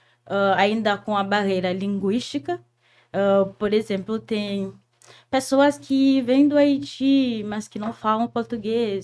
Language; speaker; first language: Portuguese; non-native, fluent; Haitian Creole